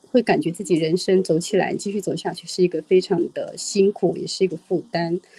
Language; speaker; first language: Chinese; non-native, local second language; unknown